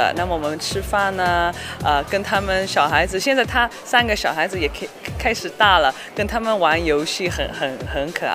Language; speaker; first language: Chinese; non-native, local second language; Cantonese